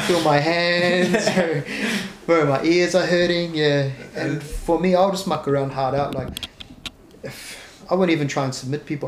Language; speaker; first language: English; native; English